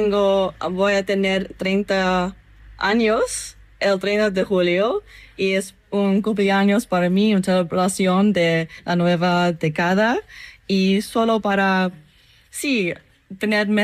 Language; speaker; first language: Spanish; non-native, learner; English